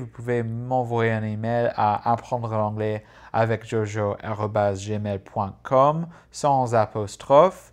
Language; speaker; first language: French; non-native, fluent; English